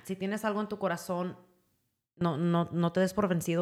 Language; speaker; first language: Spanish; early bilingual, heritage; Spanish